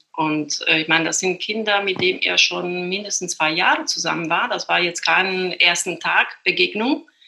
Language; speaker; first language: German; non-native, fluent; Italian